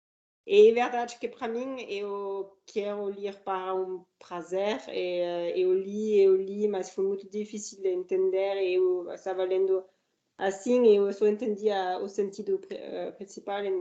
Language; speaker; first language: Portuguese; non-native, learner; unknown